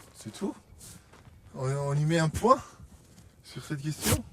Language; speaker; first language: French; non-native, fluent; Uzbek